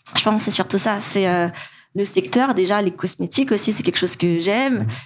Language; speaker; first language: French; non-native, local second language; Malagasy